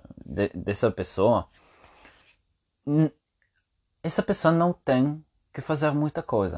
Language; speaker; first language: Portuguese; non-native, fluent; Italian